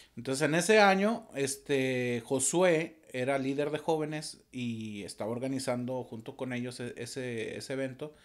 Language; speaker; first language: Spanish; native; Spanish